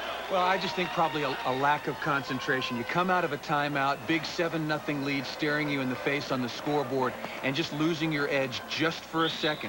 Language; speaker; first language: English; native; English